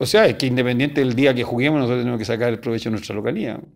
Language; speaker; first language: Spanish; native; Spanish